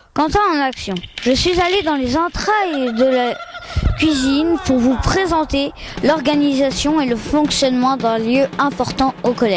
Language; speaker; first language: French; native; French